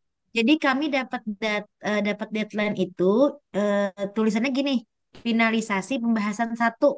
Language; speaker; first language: Indonesian; native; Indonesian